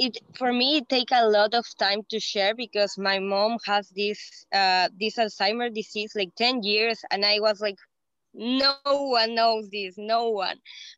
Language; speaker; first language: English; non-native, fluent; Spanish